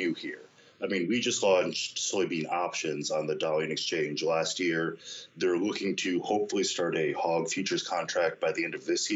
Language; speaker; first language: English; native; English